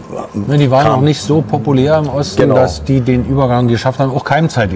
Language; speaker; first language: German; native; German